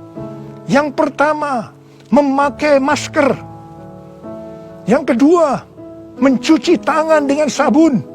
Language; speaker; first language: Indonesian; native; Indonesian